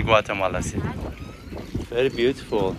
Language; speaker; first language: English; non-native, fluent; Persian